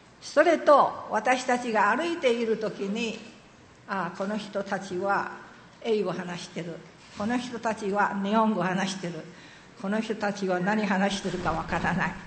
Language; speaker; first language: Japanese; non-native, fluent; Min Nan Chinese